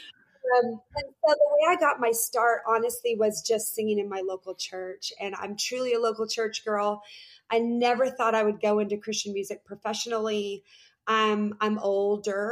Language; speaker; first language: English; native; English